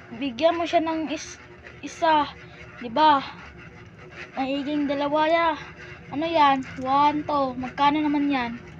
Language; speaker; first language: Filipino; non-native, local second language; Cebuano